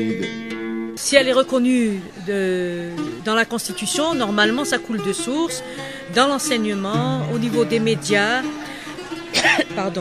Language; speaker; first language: French; non-native, local second language; Kabyle